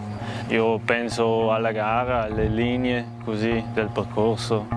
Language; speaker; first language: Italian; non-native, local second language; German